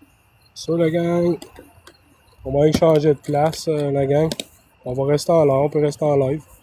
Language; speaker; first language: French; native; French